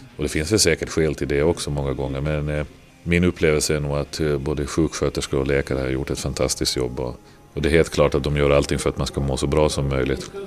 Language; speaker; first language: Swedish; native; Swedish